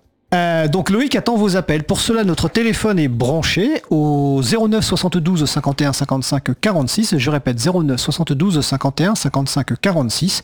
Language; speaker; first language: French; native; French